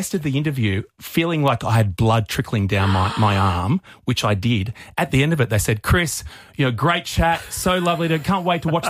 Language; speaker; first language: English; native; English